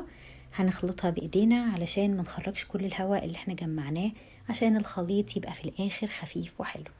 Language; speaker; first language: Arabic; native; Arabic